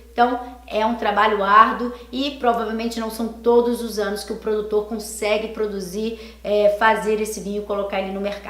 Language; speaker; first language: Portuguese; native; Portuguese